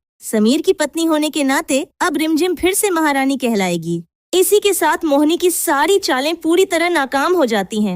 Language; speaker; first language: Hindi; native; Hindi